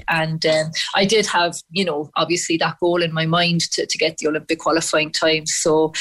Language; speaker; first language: English; native; English